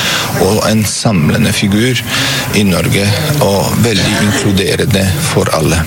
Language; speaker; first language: Norwegian; non-native, fluent; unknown